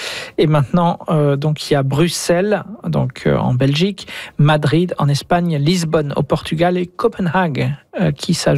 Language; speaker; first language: French; native; French